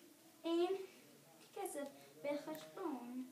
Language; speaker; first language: Hebrew; non-native, learner; English